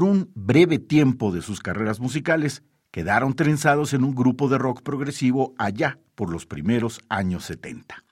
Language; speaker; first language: Spanish; native; Spanish